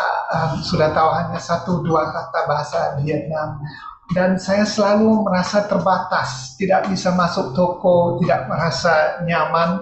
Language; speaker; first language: Indonesian; non-native, fluent; English